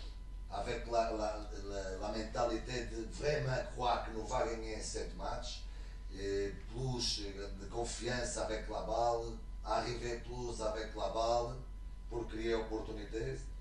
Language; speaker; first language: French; non-native, learner; Portuguese